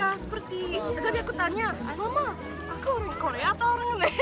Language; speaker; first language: Indonesian; non-native, learner; Korean